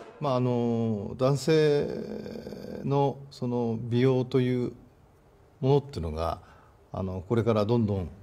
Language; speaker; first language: Japanese; native; Japanese